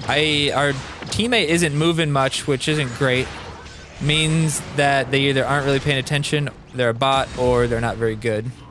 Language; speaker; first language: English; native; English